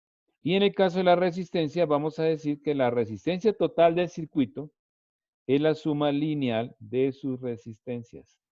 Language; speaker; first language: Spanish; native; Spanish